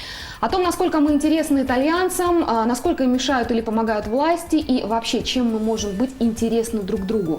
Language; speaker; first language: Russian; native; Russian